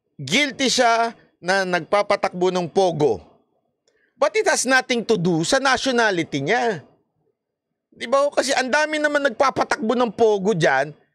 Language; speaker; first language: Filipino; native; Filipino